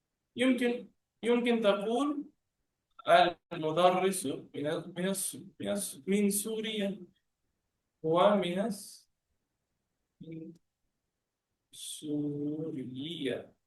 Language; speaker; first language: Arabic; non-native, fluent; Bangla